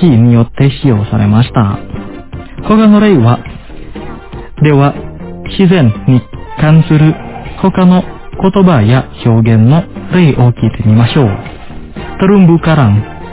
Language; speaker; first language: Japanese; non-native, fluent; Indonesian